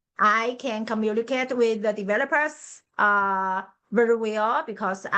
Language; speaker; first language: English; non-native, learner; Chinese